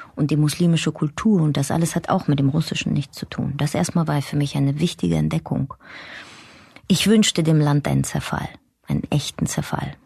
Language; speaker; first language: German; early bilingual, other home language; Russian